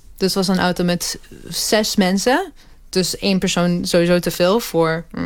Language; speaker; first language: Dutch; early bilingual, other home language; Hebrew